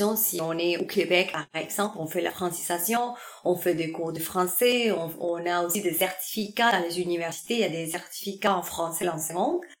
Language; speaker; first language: French; non-native, fluent; Spanish